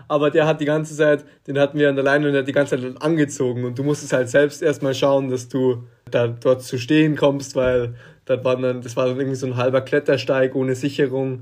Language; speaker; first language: German; native; German